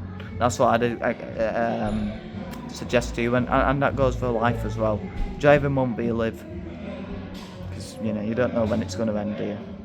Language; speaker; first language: English; native; English